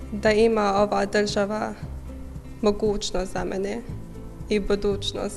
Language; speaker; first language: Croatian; early bilingual, heritage; Bosnian